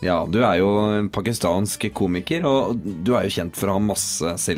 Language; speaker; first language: Norwegian; native; Norwegian